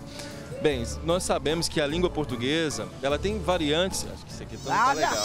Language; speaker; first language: Portuguese; native; Portuguese